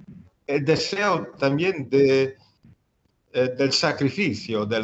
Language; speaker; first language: Spanish; non-native, fluent; Italian